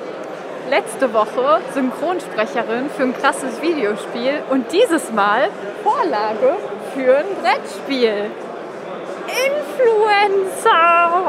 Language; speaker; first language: German; native; German